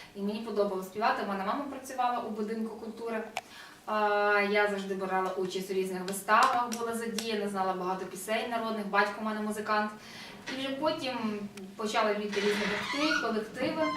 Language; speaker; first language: Ukrainian; native; Ukrainian